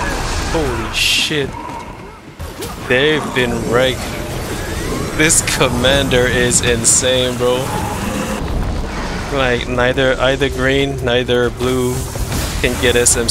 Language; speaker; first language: English; non-native, fluent; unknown